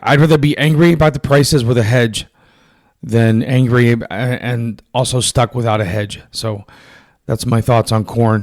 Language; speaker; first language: English; native; English